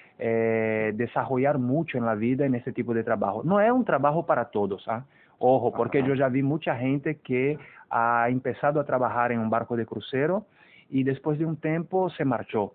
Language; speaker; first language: Spanish; non-native, fluent; Portuguese